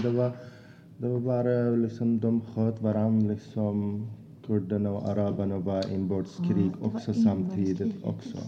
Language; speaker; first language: Swedish; non-native, fluent; Azerbaijani